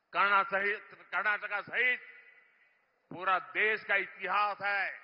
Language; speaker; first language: Hindi; non-native, local second language; Gujarati